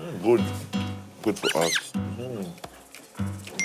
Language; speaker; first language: English; non-native, local second language; Fijian